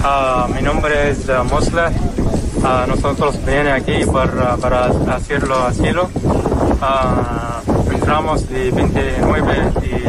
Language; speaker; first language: Spanish; non-native, learner; Arabic